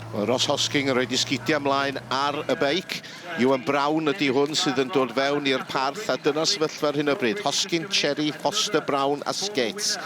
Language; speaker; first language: Welsh; native; Welsh